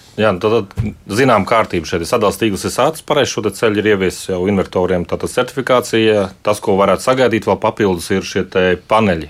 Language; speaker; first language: Latvian; native; Latvian